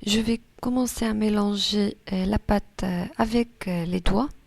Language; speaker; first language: French; non-native, local second language; Arabic